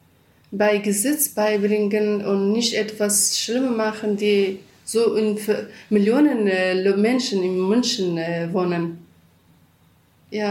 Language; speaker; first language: German; non-native, learner; Kurdish